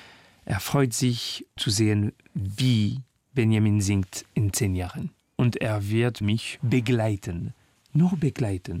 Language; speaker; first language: German; non-native, learner; French